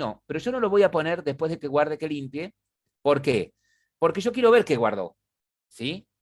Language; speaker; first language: Spanish; native; Spanish